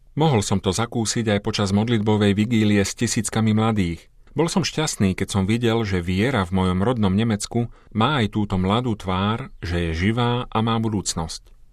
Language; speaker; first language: Slovak; native; Slovak